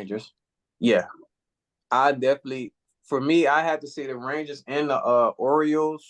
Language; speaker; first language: English; native; English